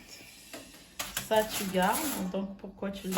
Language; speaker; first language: French; native; French